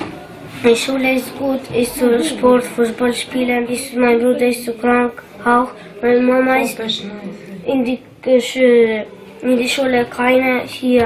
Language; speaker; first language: German; non-native, learner; Albanian